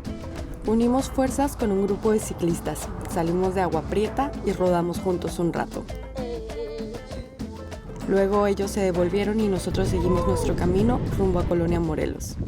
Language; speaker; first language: Spanish; native; Spanish